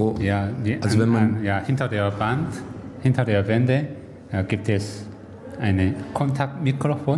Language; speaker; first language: German; non-native, learner; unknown